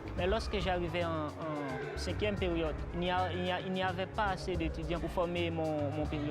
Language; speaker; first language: French; non-native, local second language; Haitian Creole